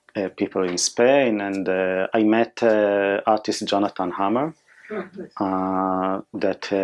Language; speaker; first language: English; non-native, fluent; Hebrew